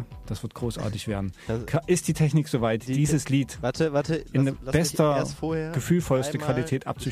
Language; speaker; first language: German; native; German